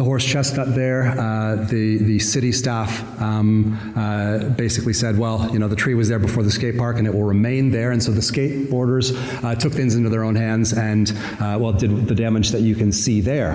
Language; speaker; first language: English; native; English